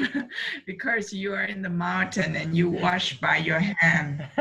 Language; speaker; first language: English; non-native, learner; Vietnamese